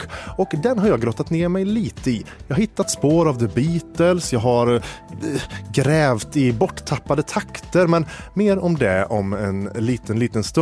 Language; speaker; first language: Swedish; native; Swedish